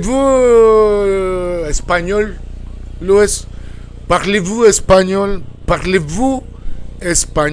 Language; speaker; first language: French; non-native, fluent; Spanish